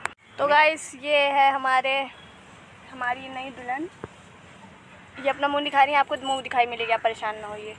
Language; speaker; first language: Hindi; native; Hindi